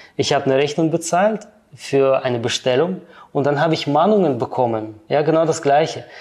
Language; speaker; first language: German; non-native, fluent; Russian